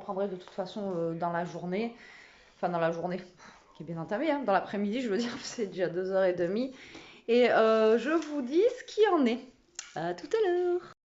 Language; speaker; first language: French; native; French